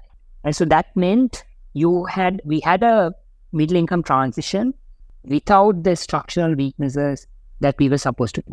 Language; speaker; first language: English; non-native, local second language; Sinhala